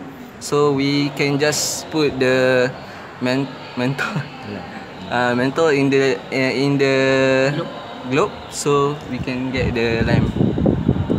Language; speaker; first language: English; non-native, local second language; Malay